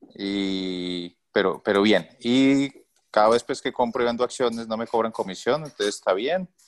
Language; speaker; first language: Spanish; native; Spanish